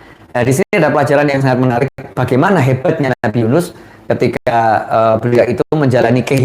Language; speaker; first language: Indonesian; native; Indonesian